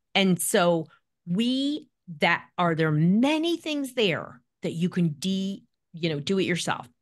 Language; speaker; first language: English; native; English